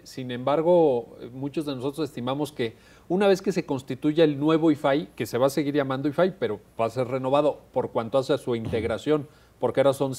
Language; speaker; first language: Spanish; native; Spanish